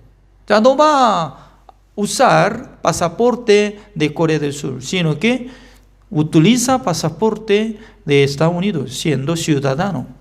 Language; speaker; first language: Spanish; non-native, fluent; Korean